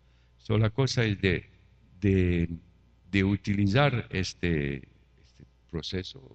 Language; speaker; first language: Spanish; non-native, fluent; French